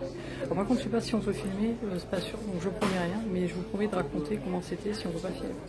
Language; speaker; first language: French; native; French